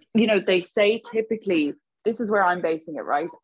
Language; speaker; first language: English; native; English